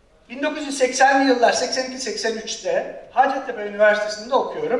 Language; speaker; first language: Turkish; native; Turkish